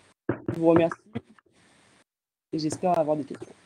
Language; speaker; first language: French; native; French